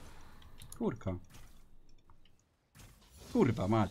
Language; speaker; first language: Polish; native; Polish